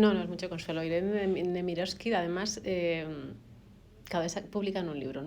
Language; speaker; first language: Spanish; native; Spanish